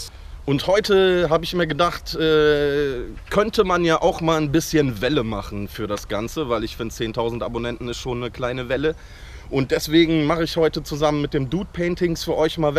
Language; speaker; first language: German; native; German